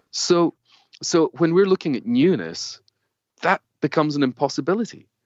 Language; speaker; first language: English; native; English